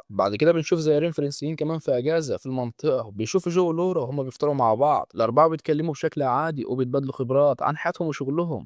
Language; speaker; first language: Arabic; native; Arabic